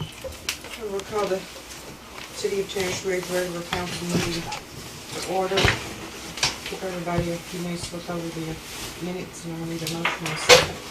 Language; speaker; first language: English; native; English